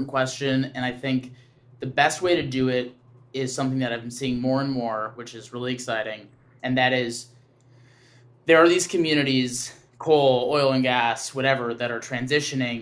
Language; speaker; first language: English; native; English